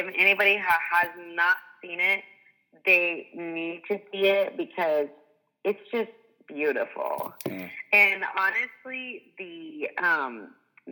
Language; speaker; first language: English; native; English